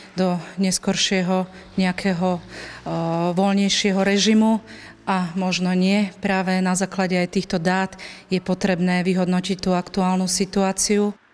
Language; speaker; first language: Slovak; native; Slovak